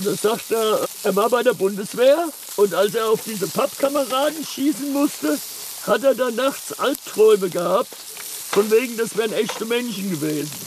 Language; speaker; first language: German; native; German